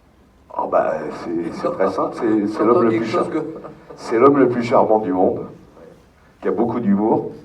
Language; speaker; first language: French; native; French